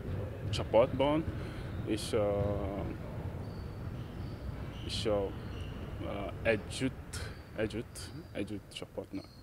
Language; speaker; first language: Hungarian; non-native, learner; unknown